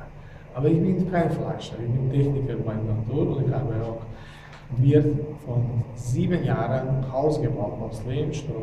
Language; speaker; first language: German; non-native, fluent; Slovenian